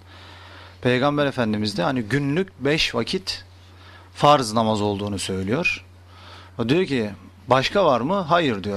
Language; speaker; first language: Turkish; native; Turkish